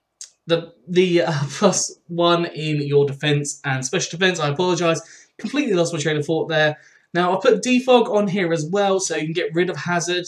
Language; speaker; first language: English; native; English